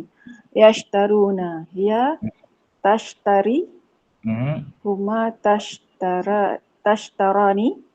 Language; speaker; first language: Arabic; non-native, learner; Malay